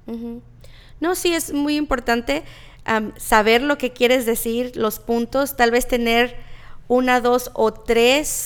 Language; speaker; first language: Spanish; native; Spanish